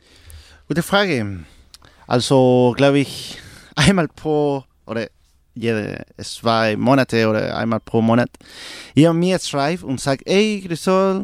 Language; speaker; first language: German; non-native, learner; Spanish